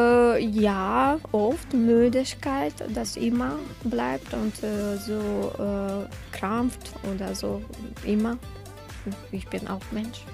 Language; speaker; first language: German; non-native, learner; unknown